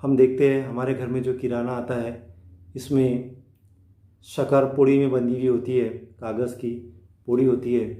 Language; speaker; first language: Hindi; non-native, local second language; Marathi